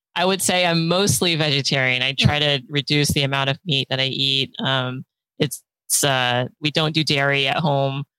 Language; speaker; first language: English; early bilingual, other home language; Chinese